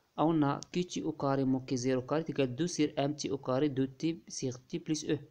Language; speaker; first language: French; non-native, local second language; Arabic